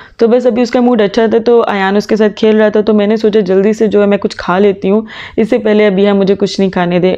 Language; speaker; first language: Urdu; native; Urdu